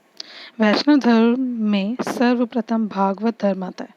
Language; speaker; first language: Hindi; native; Hindi